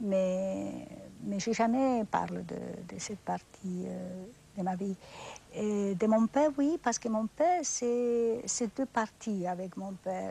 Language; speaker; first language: French; non-native, fluent; Spanish